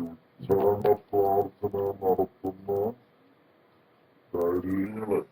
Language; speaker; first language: Malayalam; native; Malayalam